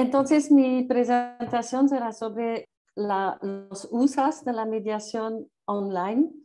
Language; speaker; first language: Spanish; non-native, learner; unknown